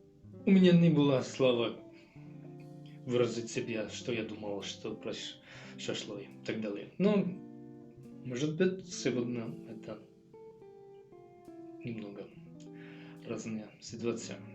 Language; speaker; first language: Russian; non-native, learner; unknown